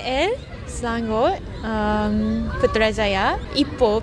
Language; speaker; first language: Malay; non-native, fluent; Japanese